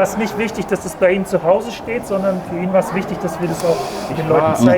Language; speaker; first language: German; native; German